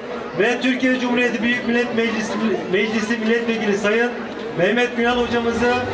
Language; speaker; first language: Turkish; native; Turkish